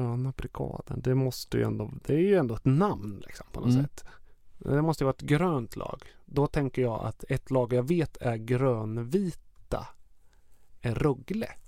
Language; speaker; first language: Swedish; native; Swedish